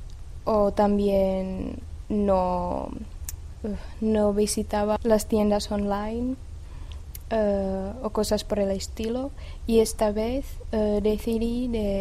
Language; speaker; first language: Spanish; non-native, fluent; Czech